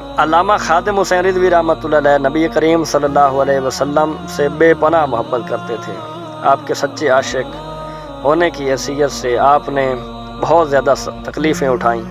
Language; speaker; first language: Urdu; non-native, local second language; Punjabi